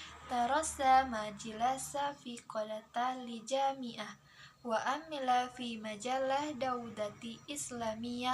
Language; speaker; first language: Arabic; non-native, learner; Indonesian